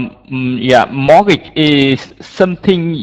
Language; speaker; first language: English; non-native, learner; Vietnamese